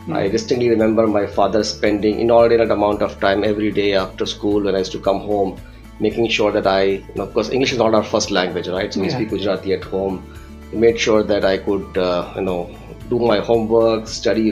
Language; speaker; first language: English; non-native, local second language; Gujarati